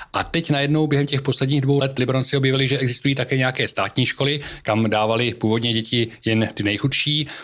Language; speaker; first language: Czech; native; Czech